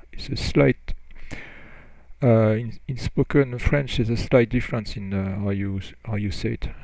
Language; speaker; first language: English; non-native, fluent; French